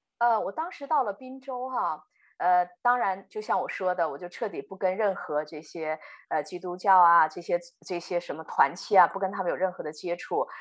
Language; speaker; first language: Chinese; native; Chinese